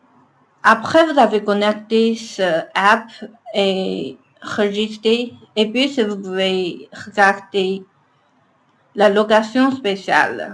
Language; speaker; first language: French; non-native, learner; Chinese